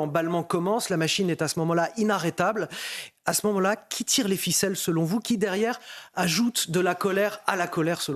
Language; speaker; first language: French; native; French